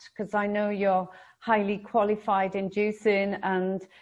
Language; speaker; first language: English; native; English